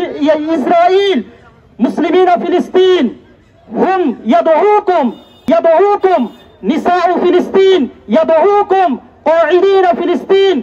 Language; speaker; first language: Arabic; non-native, learner; Bangla